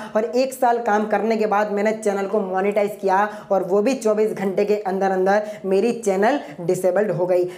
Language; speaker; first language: Hindi; non-native, local second language; Gujarati